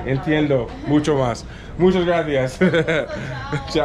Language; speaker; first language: Spanish; non-native, learner; English